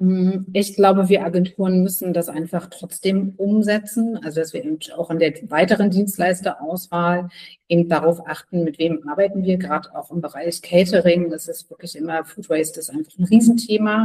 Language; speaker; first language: German; native; German